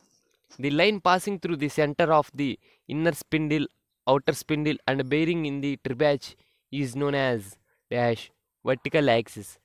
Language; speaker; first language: English; non-native, local second language; Telugu